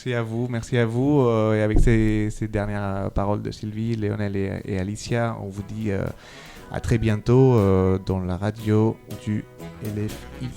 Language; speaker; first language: French; native; French